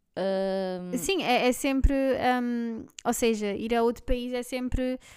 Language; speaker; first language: Portuguese; non-native, fluent; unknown